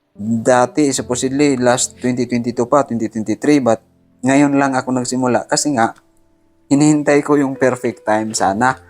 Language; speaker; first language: Filipino; non-native, local second language; Cebuano